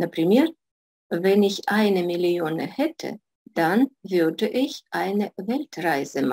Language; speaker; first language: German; non-native, fluent; Russian